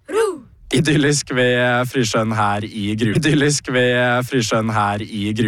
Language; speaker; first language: Norwegian; native; Norwegian